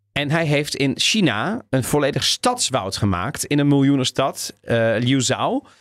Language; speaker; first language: Dutch; native; Dutch